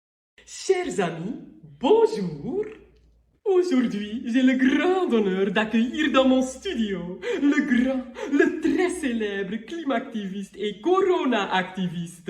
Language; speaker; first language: French; native; French